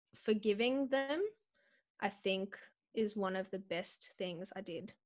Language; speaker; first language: English; native; English